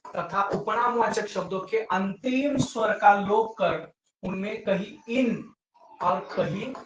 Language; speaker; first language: Hindi; non-native, local second language; Marathi